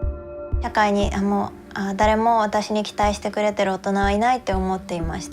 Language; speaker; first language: Japanese; native; Japanese